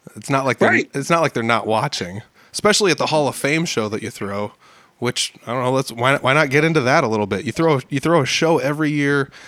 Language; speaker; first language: English; native; English